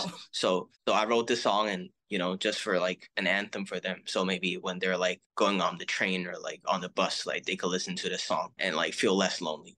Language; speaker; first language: English; non-native, local second language; Cantonese